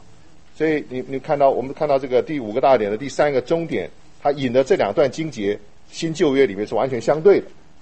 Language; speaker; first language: Chinese; native; Chinese